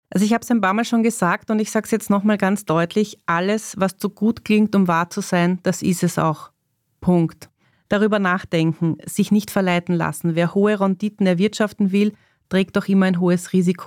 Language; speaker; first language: German; native; German